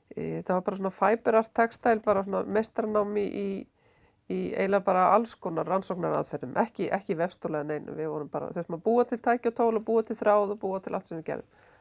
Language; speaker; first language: Icelandic; native; Icelandic